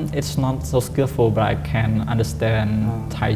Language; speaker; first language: English; non-native, fluent; Khmer